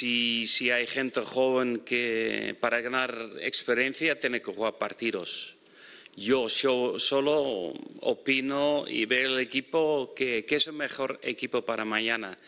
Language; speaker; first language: Spanish; non-native, fluent; Dutch